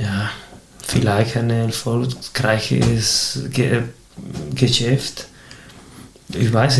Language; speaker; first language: German; non-native, fluent; Spanish